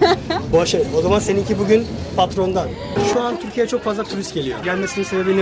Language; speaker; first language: Turkish; native; Turkish